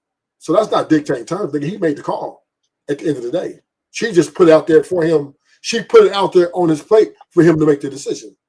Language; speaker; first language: English; native; English